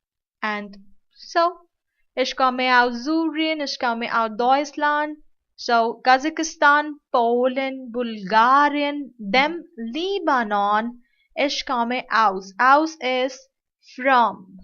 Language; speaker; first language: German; non-native, learner; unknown